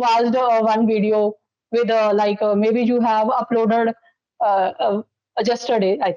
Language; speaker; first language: English; non-native, local second language; Dogri